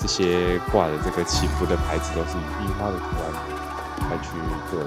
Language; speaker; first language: Chinese; native; Chinese